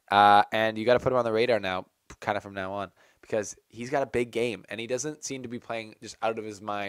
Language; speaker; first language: English; native; English